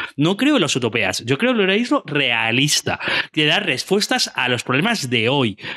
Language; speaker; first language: Spanish; native; Spanish